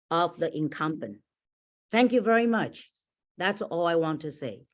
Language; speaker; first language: English; non-native, learner; Chinese